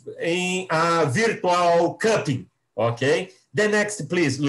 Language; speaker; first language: English; non-native, learner; Portuguese